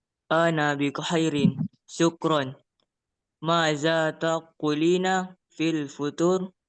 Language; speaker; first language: Arabic; non-native, learner; Indonesian